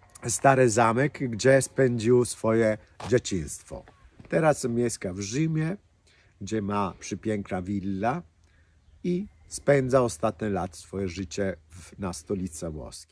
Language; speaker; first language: Polish; non-native, fluent; Italian